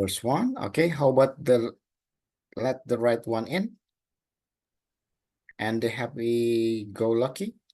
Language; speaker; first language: English; non-native, local second language; Indonesian